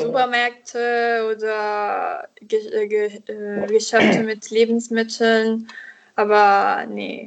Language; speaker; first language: German; non-native, learner; Italian